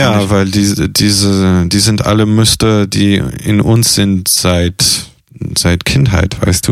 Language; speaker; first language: German; non-native, fluent; Italian